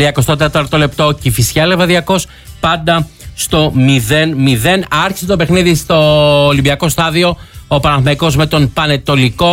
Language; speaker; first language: Greek; native; Greek